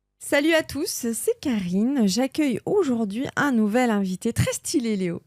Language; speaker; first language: French; native; French